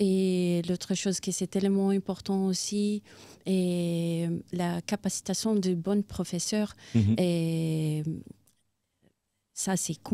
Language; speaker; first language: French; non-native, fluent; Portuguese